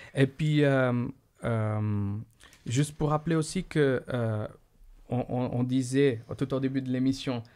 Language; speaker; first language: French; non-native, fluent; Portuguese